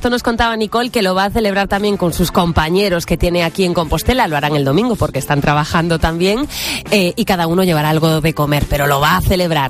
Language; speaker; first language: Spanish; native; Spanish